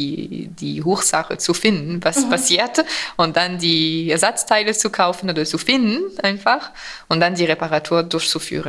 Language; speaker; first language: German; non-native, fluent; French